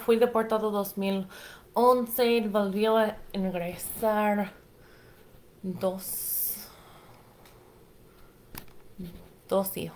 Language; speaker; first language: Spanish; non-native, fluent; English